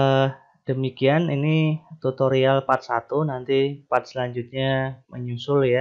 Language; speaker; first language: Indonesian; native; Indonesian